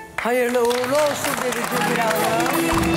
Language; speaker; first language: Turkish; native; Turkish